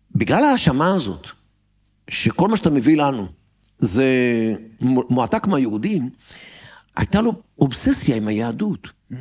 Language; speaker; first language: Hebrew; native; Hebrew